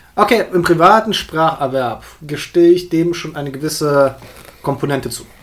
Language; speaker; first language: German; early bilingual, other home language; Russian